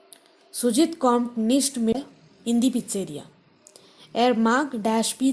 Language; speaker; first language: German; non-native, fluent; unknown